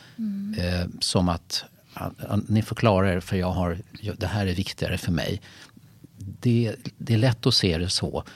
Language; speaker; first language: Swedish; native; Swedish